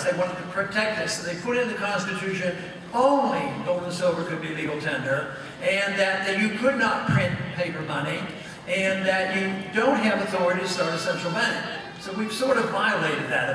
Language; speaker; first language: English; native; English